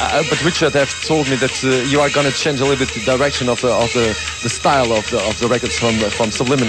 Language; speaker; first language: English; non-native, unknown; Portuguese